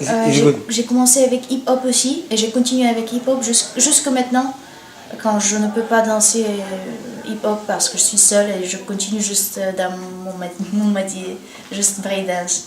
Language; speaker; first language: French; non-native, learner; Bulgarian